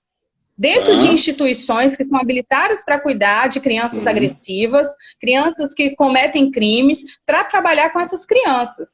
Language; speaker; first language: Portuguese; native; Portuguese